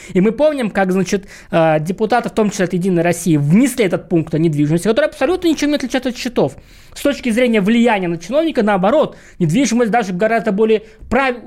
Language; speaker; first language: Russian; native; Russian